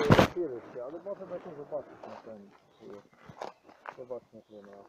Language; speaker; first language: Polish; non-native, learner; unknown